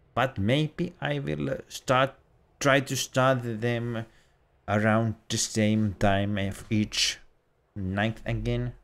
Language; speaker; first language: English; non-native, fluent; Finnish